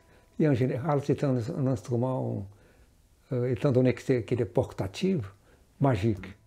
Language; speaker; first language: French; non-native, fluent; Portuguese